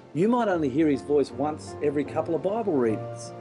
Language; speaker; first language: English; native; English